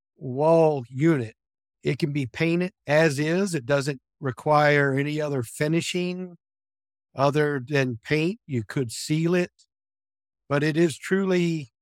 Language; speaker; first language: English; native; English